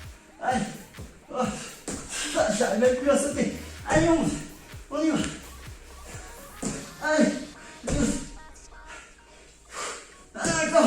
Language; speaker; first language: French; native; French